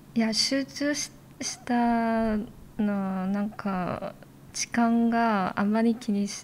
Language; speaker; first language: Japanese; non-native, fluent; Chinese